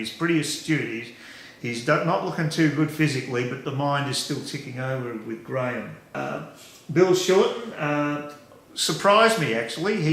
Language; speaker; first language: English; native; English